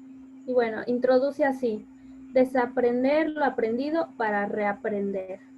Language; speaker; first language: Spanish; native; Spanish